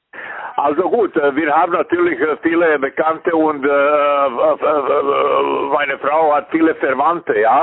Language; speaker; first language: German; non-native, fluent; Serbian